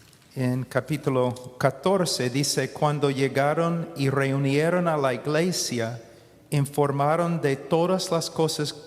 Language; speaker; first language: Spanish; non-native, fluent; English